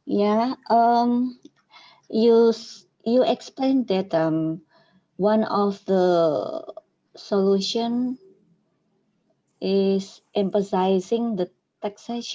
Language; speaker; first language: English; non-native, learner; Indonesian